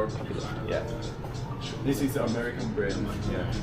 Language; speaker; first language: English; non-native, learner; Chinese